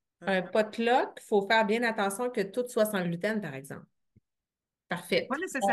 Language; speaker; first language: French; native; French